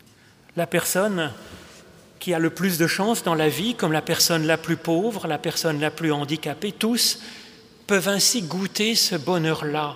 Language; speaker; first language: French; native; French